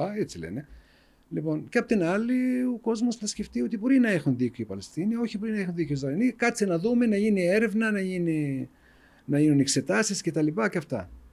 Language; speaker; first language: Greek; non-native, fluent; Arabic